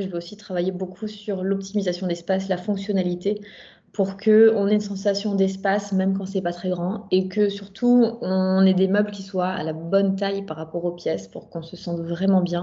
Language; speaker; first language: French; native; French